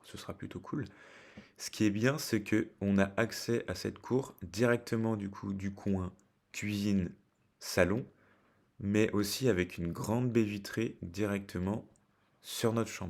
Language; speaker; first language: French; native; French